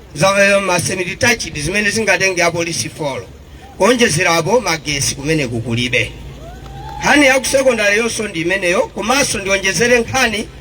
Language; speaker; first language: Nyanja; native; Nyanja